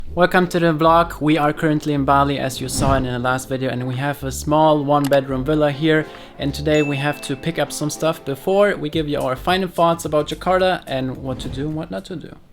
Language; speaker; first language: English; non-native, fluent; German